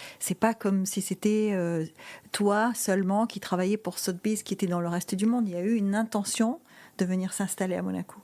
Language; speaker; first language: French; native; French